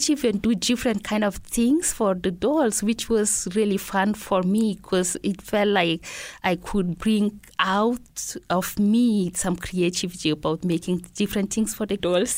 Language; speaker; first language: English; non-native, fluent; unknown